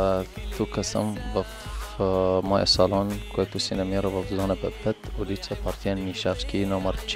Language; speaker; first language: Bulgarian; non-native, learner; Arabic